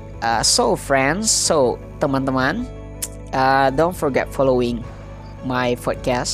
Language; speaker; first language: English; non-native, learner; Indonesian